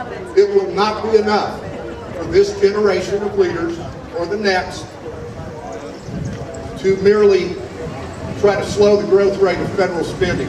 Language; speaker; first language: English; native; English